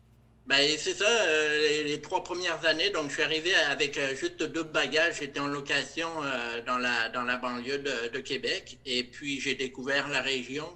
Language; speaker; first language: French; native; French